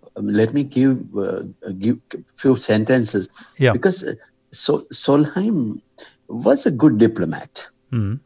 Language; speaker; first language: English; non-native, local second language; Sinhala